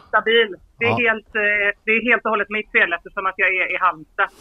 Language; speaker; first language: Swedish; native; Swedish